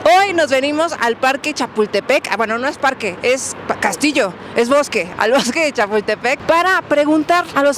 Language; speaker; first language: Spanish; native; Spanish